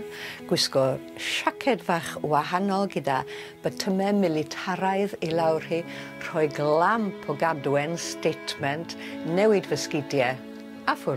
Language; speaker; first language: Welsh; native; Welsh